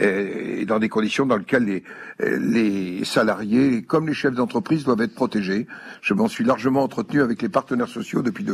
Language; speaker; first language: French; native; French